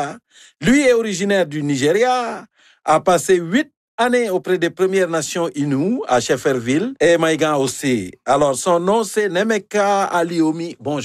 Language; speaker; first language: French; native; French